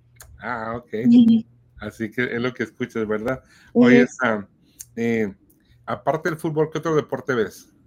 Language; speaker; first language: Spanish; native; Spanish